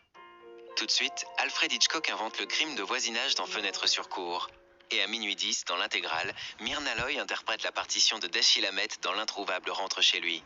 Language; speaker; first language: French; native; French